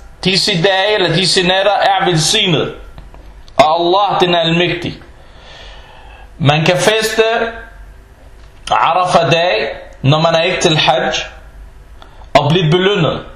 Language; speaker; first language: Danish; non-native, fluent; Arabic